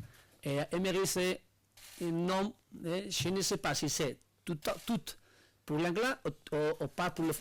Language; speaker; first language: French; non-native, learner; Spanish